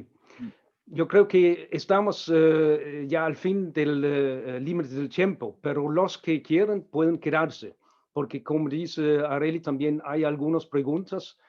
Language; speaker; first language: Spanish; non-native, fluent; Danish